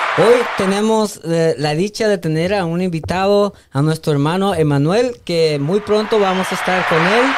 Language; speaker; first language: Spanish; native; Spanish